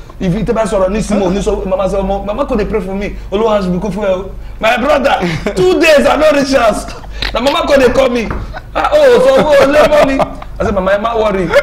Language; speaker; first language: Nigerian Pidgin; non-native, local second language; Yoruba